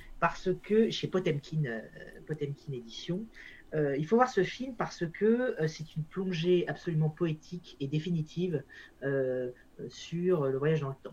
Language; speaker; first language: French; native; French